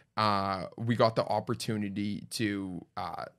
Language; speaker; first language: English; native; English